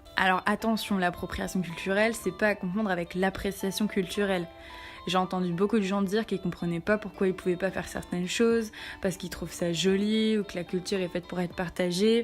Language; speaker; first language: French; native; French